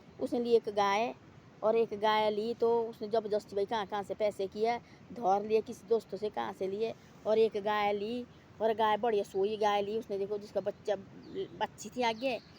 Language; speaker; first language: Hindi; non-native, local second language; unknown